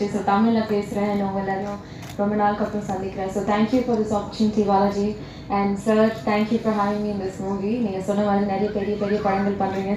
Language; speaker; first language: Tamil; non-native, learner; English